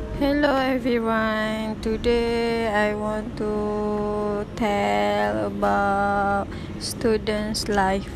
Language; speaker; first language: English; non-native, learner; Malay